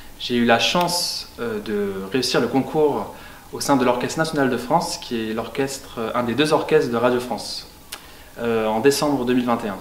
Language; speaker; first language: French; native; French